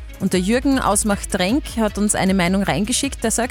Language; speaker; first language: German; native; German